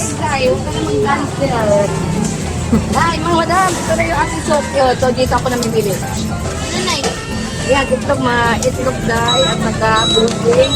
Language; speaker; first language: Filipino; non-native, local second language; Waray